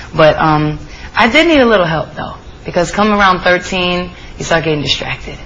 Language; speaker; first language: English; native; English